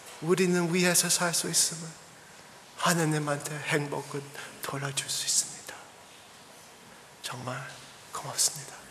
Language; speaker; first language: Korean; early bilingual, heritage; English